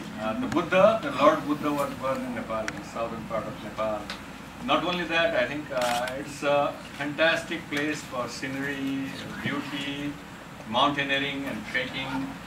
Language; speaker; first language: English; non-native, fluent; Nepali